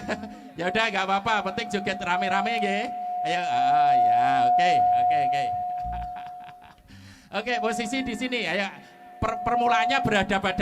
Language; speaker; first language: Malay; non-native, local second language; Javanese